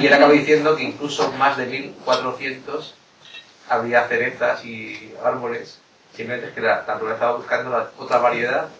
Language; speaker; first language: Spanish; native; Spanish